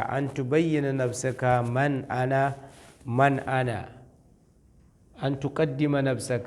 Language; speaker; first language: Arabic; non-native, fluent; Hausa